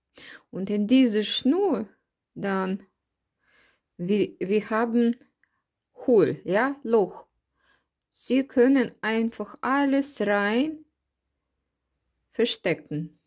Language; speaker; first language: German; non-native, learner; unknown